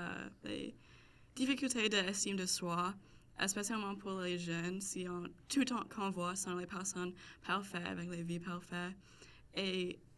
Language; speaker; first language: French; non-native, local second language; English